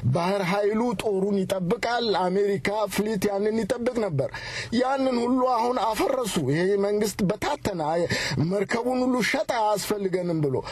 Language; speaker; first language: Amharic; native; Amharic